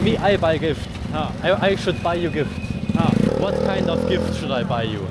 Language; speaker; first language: English; non-native, learner; German